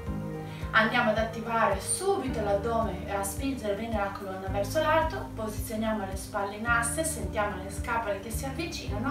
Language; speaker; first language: Italian; native; Italian